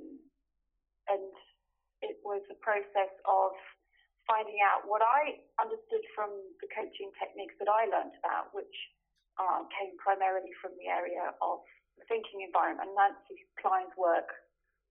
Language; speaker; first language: English; native; English